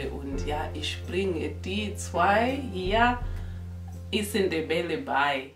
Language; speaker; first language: German; non-native, local second language; North Ndebele